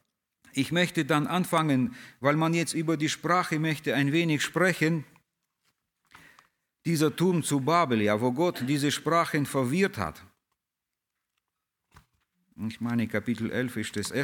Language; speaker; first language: German; early bilingual, heritage; German